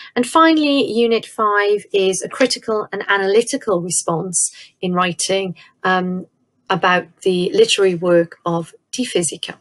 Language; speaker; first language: English; native; English